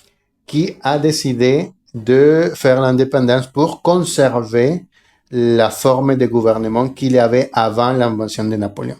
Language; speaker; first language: French; non-native, fluent; Spanish